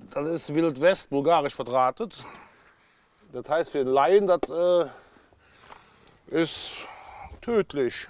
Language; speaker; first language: German; native; German